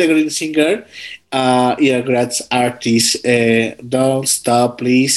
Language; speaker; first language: English; non-native, learner; Spanish